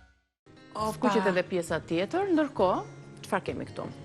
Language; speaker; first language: Albanian; native; Albanian